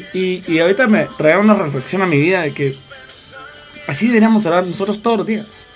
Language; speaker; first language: Spanish; native; Spanish